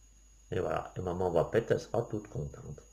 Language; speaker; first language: French; native; French